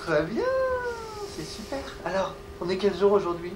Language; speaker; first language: French; native; French